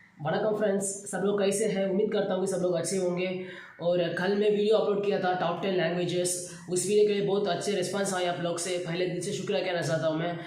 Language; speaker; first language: Hindi; non-native, local second language; Tamil